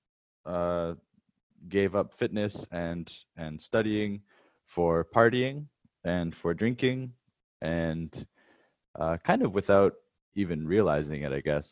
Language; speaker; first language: English; native; English